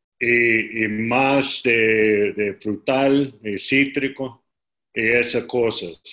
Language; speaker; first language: Spanish; non-native, learner; English